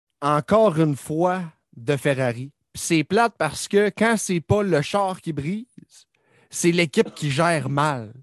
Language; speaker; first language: French; native; French